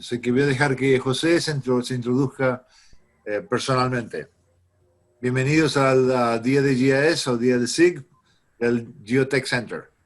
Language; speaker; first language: Spanish; non-native, fluent; English